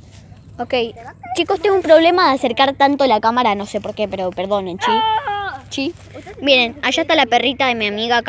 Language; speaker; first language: Spanish; native; Spanish